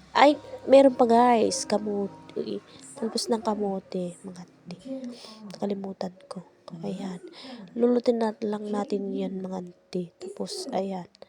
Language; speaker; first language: Filipino; non-native, local second language; Iloko